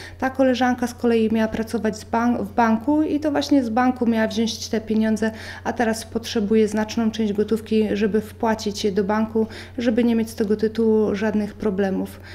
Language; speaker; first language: Polish; native; Polish